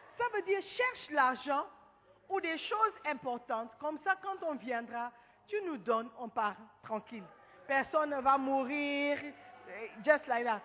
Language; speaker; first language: French; non-native, fluent; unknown